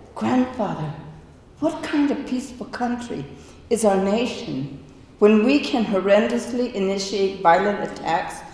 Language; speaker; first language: English; native; English